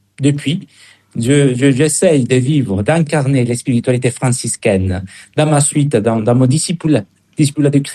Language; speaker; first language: French; non-native, fluent; Spanish